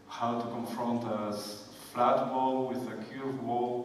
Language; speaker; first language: English; non-native, fluent; Spanish